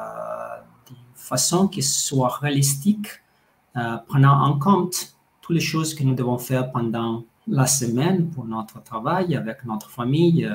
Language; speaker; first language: French; non-native, fluent; Italian